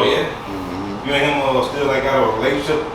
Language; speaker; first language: English; native; English